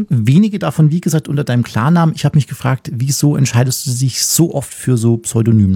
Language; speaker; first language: German; native; German